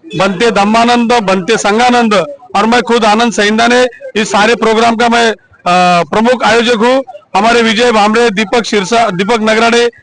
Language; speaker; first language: Hindi; non-native, local second language; Marathi